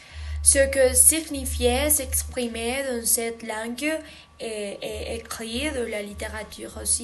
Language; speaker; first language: French; non-native, learner; Spanish